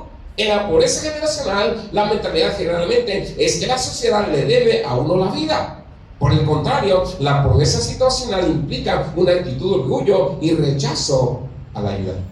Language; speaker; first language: Spanish; native; Spanish